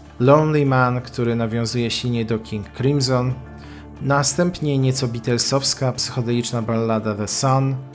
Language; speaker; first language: Polish; native; Polish